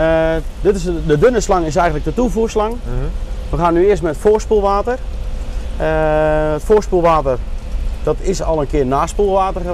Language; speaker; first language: Dutch; native; Dutch